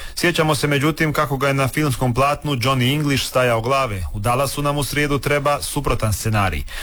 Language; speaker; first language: Croatian; native; Croatian